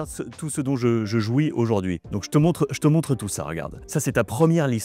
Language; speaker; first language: French; native; French